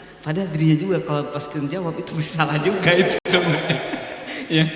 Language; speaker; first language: Indonesian; native; Indonesian